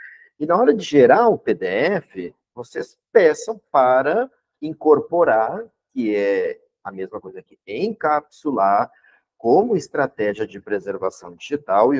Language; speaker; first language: Portuguese; native; Portuguese